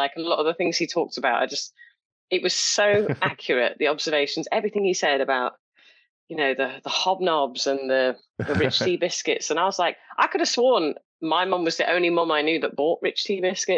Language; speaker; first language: English; native; English